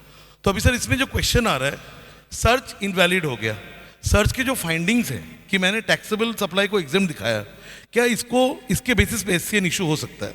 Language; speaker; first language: Hindi; non-native, local second language; Bangla